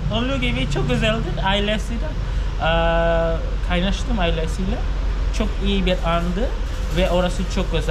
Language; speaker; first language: Turkish; non-native, fluent; Khmer